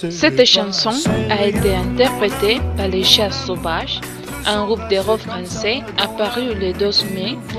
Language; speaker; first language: French; non-native, learner; Spanish